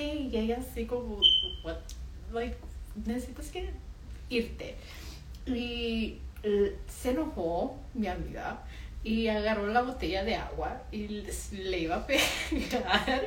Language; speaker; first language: Spanish; early bilingual, heritage; Spanish